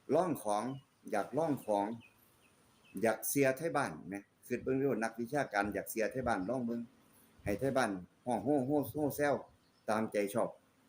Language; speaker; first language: Thai; native; Thai